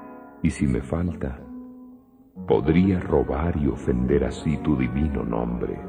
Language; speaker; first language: Spanish; native; Spanish